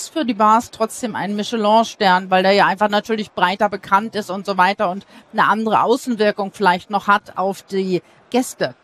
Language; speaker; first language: German; native; German